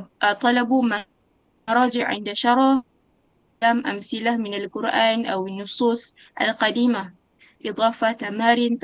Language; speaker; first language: Arabic; non-native, learner; Malay